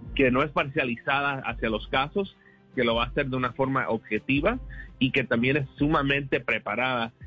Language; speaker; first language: Spanish; early bilingual, heritage; Spanish